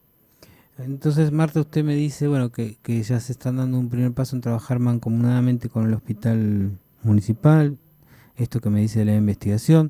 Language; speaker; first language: Spanish; native; Spanish